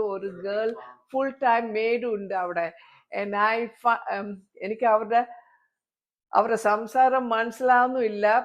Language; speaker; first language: Malayalam; early bilingual, heritage; Malayalam